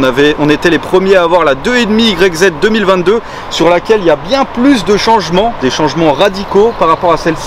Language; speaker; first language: French; native; French